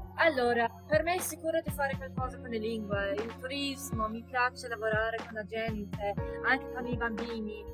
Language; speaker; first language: Italian; early bilingual, heritage; German